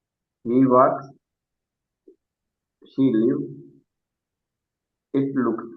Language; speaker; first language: English; non-native, learner; Urdu